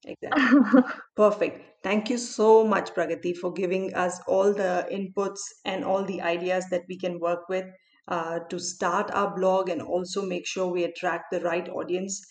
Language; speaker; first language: English; non-native, local second language; Hindi